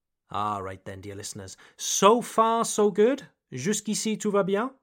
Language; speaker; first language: French; non-native, fluent; English